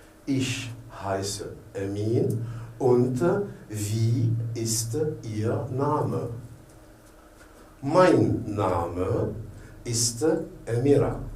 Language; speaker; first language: German; non-native, fluent; Arabic